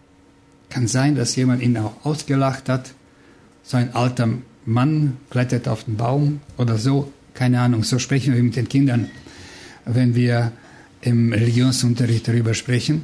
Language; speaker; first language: German; non-native, fluent; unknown